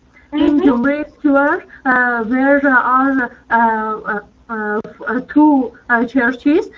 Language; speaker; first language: English; non-native, learner; Armenian